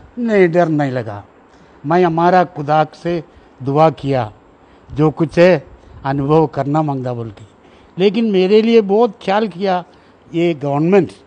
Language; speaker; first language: Hindi; non-native, local second language; Malayalam